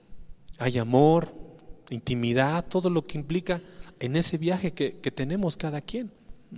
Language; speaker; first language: Spanish; native; Spanish